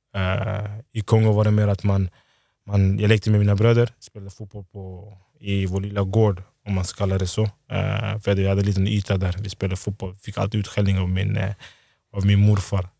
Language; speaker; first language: Swedish; early bilingual, other home language; Lingala